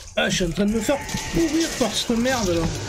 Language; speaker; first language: French; native; French